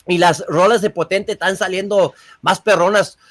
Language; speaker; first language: Spanish; early bilingual, other home language; English